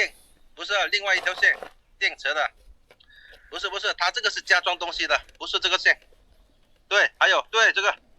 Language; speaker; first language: Chinese; native; Chinese